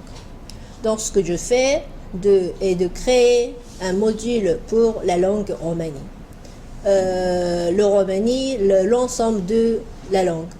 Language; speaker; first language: French; non-native, fluent; Japanese